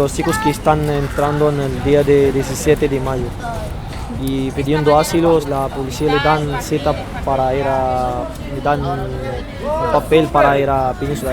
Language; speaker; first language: Spanish; non-native, fluent; Arabic